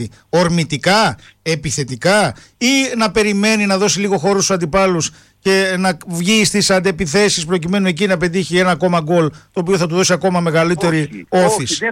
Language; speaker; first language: Greek; native; Greek